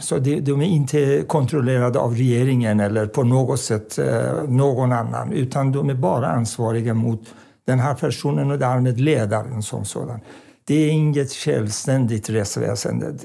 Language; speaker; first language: Swedish; non-native, fluent; Persian